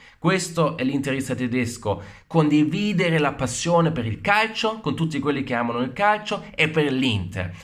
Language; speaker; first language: Italian; non-native, fluent; German